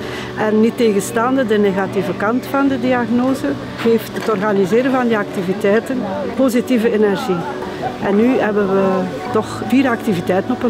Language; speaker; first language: Dutch; native; Dutch